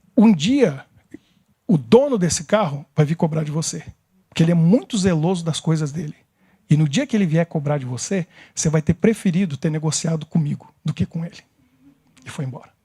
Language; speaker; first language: Portuguese; native; Portuguese